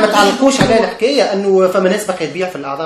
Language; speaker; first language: Arabic; native; Arabic